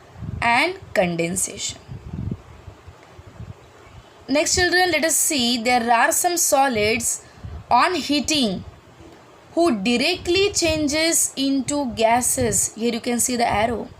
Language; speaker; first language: English; non-native, local second language; Hindi